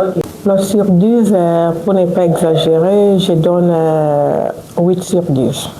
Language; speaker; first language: French; non-native, local second language; Lingala